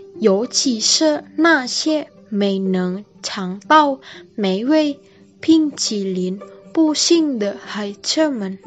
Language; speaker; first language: Chinese; non-native, learner; Indonesian